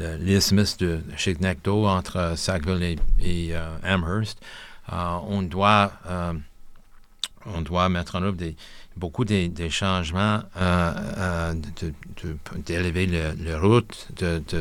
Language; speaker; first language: French; non-native, local second language; English